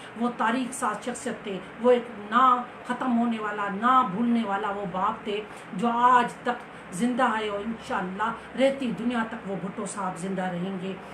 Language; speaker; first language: Urdu; non-native, local second language; Sindhi